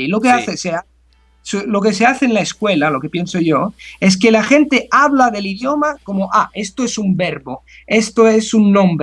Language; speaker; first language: Spanish; non-native, fluent; Italian